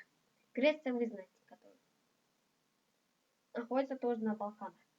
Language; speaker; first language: Russian; non-native, local second language; Kazakh